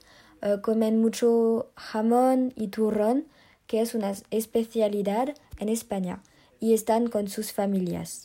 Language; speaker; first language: Spanish; non-native, learner; French